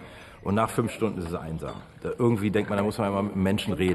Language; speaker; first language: German; native; German